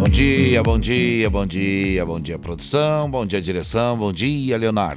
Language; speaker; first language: Portuguese; native; Portuguese